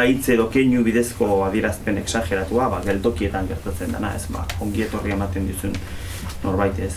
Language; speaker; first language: Basque; native; Basque